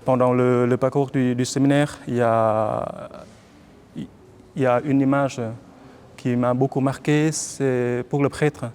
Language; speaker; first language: French; non-native, fluent; Vietnamese